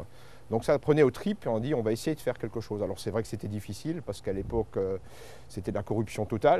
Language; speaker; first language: French; native; French